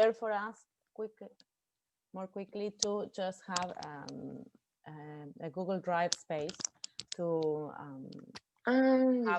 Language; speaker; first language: English; non-native, fluent; Spanish